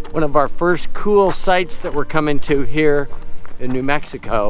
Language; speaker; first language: English; native; English